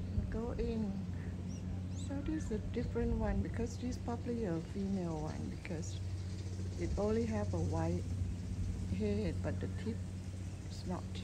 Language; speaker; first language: English; non-native, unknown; Thai